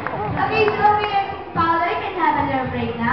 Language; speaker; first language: English; non-native, local second language; Filipino